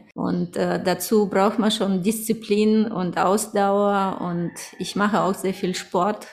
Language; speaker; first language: German; early bilingual, other home language; Russian